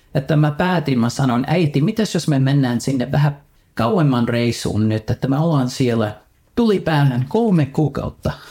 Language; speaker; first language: Finnish; early bilingual, heritage; Finnish